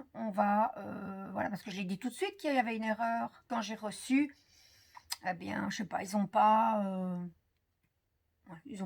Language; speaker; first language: French; native; French